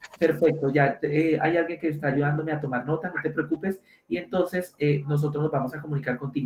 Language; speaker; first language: Spanish; native; Spanish